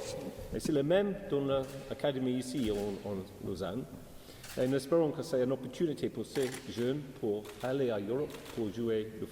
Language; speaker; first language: French; non-native, learner; English